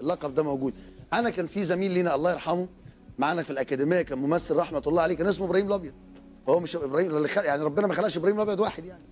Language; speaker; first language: Arabic; native; Arabic